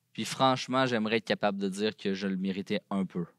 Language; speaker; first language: French; native; French